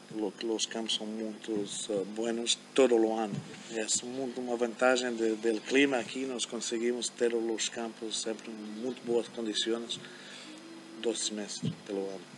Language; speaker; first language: Portuguese; non-native, fluent; German